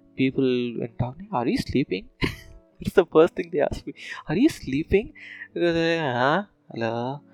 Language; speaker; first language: English; non-native, local second language; Telugu